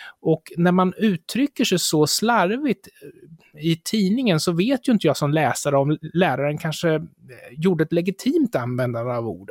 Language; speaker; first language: Swedish; native; Swedish